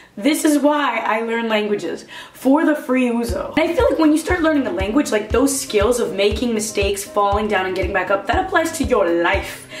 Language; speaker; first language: English; early bilingual, other home language; Portuguese